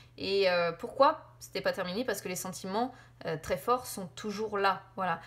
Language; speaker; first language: French; native; French